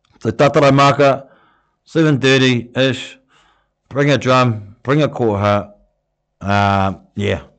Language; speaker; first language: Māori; non-native, local second language; English